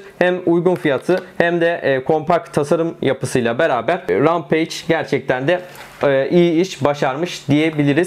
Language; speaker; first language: Turkish; native; Turkish